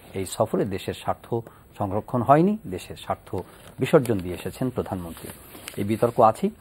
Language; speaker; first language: Bangla; native; Bangla